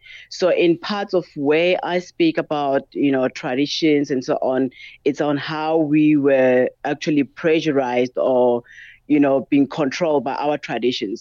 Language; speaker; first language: English; non-native, local second language; Tsonga